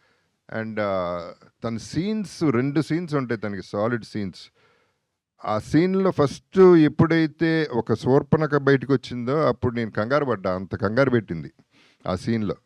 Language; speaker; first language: Telugu; native; Telugu